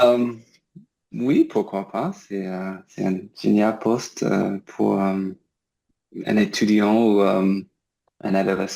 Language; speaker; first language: French; non-native, learner; English